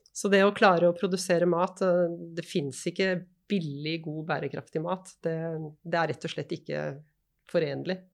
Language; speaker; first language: Norwegian; native; Norwegian